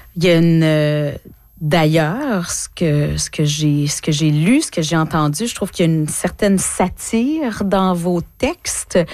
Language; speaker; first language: French; native; French